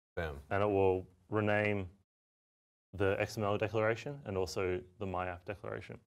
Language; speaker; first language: English; native; English